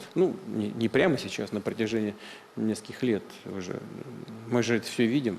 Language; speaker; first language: Russian; native; Russian